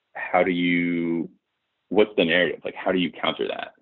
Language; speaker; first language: English; native; English